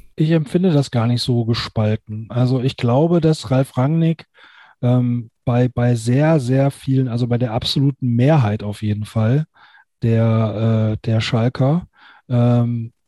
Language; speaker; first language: German; native; German